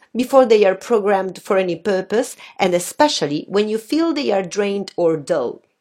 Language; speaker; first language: English; non-native, fluent; Italian